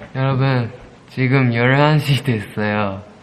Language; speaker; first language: Korean; non-native, fluent; Japanese